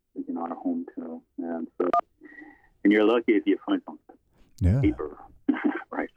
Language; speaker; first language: English; non-native, fluent; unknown